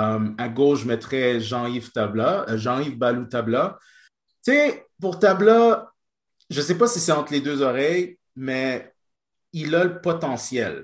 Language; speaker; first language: French; native; French